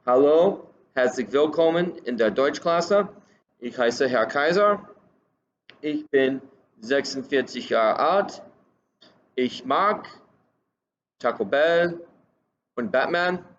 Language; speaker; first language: German; non-native, fluent; English